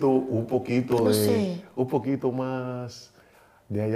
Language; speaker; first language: Spanish; native; Spanish